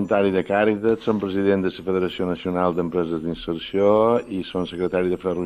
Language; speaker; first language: Catalan; native; Catalan